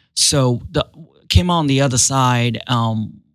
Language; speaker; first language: English; non-native, fluent; Chinese